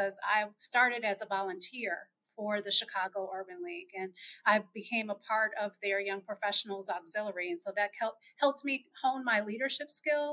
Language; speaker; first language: English; native; English